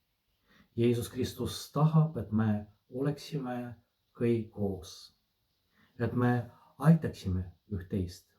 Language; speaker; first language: Estonian; non-native, fluent; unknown